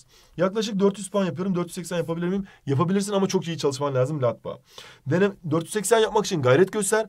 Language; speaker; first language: Turkish; native; Turkish